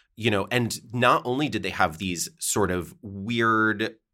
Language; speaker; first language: English; native; English